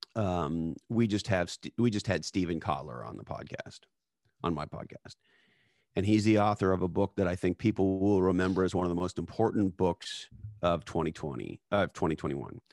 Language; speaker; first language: English; native; English